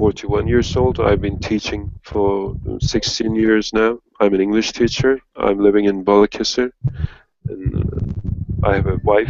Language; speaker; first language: English; non-native, fluent; Turkish